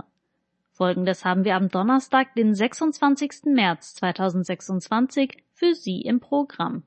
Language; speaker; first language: German; native; German